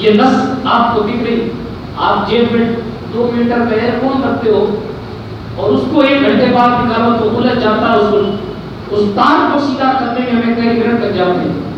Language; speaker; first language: Urdu; native; Urdu